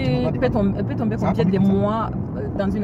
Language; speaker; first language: French; non-native, learner; Kinyarwanda